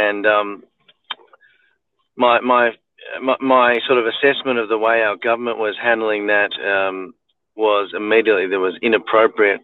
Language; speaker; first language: English; native; English